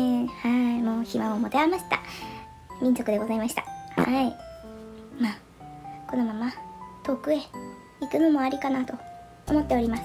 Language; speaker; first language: Japanese; native; Japanese